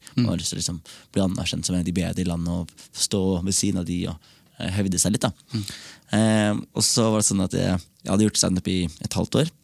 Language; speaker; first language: Norwegian; early bilingual, other home language; Somali